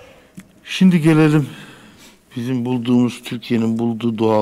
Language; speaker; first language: Turkish; native; Turkish